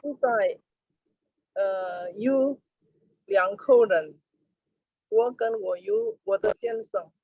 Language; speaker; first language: Chinese; non-native, learner; Indonesian